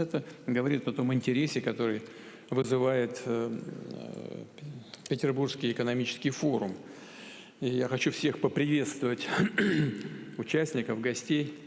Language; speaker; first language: Russian; native; Russian